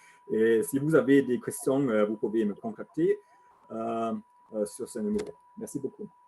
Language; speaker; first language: French; non-native, learner; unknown